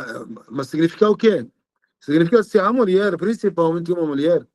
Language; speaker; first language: Portuguese; non-native, fluent; Arabic